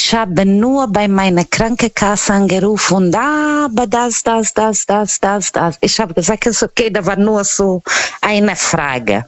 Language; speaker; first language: German; non-native, learner; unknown